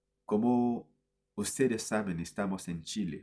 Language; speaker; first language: Spanish; non-native, fluent; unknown